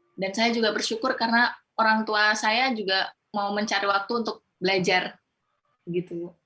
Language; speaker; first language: Indonesian; non-native, local second language; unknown